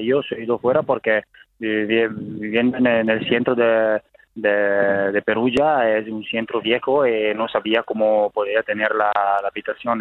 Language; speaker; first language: Spanish; non-native, learner; Italian